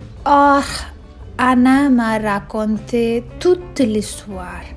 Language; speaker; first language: French; non-native, fluent; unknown